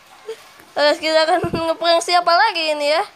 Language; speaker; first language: Indonesian; native; Indonesian